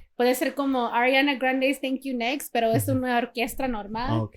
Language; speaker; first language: Spanish; early bilingual, heritage; Spanish